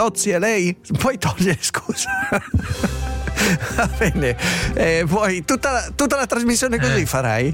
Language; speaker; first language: Italian; native; Italian